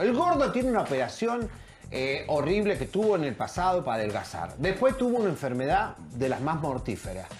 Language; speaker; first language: Spanish; native; Spanish